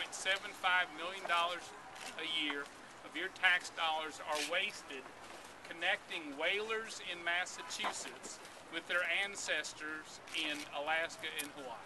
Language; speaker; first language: English; native; English